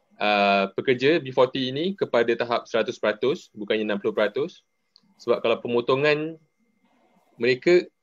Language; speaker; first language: Malay; native; Malay